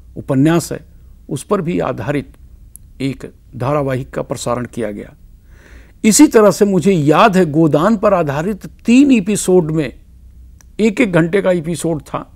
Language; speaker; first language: Hindi; native; Hindi